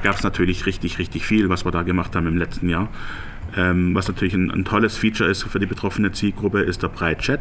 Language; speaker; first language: German; native; German